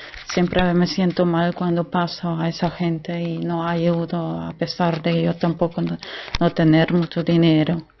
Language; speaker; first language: Spanish; non-native, fluent; German